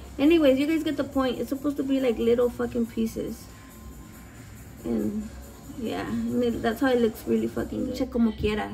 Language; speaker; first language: English; early bilingual, other home language; Spanish